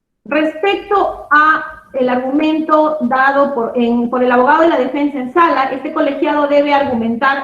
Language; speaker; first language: Spanish; native; Spanish